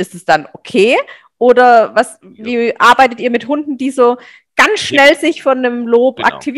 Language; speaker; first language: German; native; German